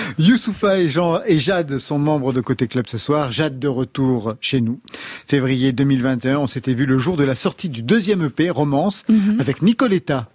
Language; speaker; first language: French; native; French